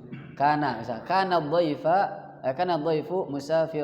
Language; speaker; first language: Arabic; non-native, fluent; Indonesian